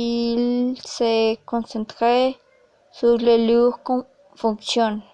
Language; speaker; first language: French; non-native, learner; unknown